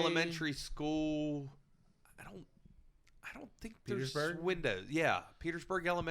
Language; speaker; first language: English; native; English